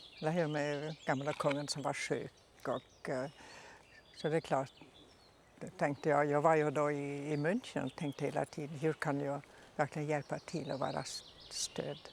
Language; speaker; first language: Swedish; non-native, fluent; German